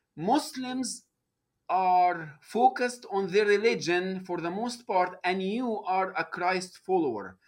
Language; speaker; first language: English; non-native, fluent; Arabic